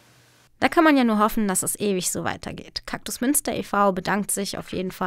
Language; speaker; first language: German; native; German